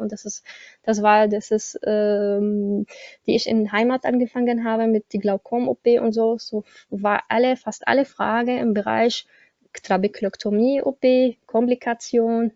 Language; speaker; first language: German; non-native, learner; Arabic